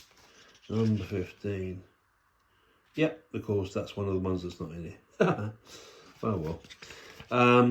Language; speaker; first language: English; native; English